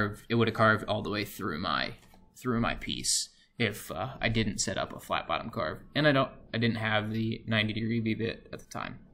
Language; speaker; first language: English; native; English